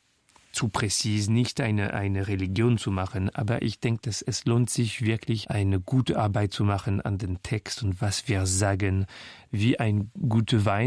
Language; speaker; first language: German; non-native, fluent; French